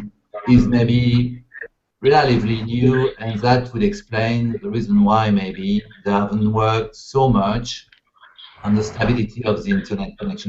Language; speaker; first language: English; non-native, fluent; French